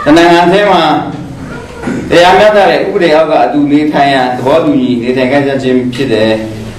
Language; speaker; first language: Burmese; non-native, local second language; Kachin